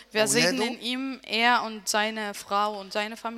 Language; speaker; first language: German; non-native, learner; Arabic